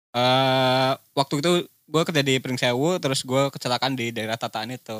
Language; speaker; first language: Indonesian; native; Indonesian